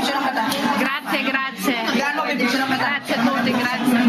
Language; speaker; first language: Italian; non-native, learner; Filipino